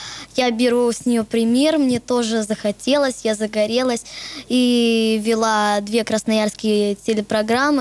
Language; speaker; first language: Russian; native; Russian